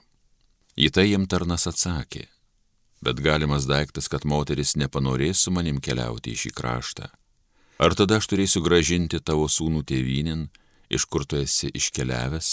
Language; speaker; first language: Lithuanian; native; Lithuanian